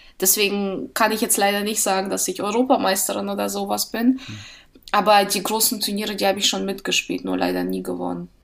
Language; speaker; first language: German; early bilingual, other home language; Russian